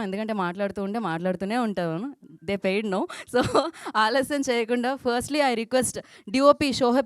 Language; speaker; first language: Telugu; native; Telugu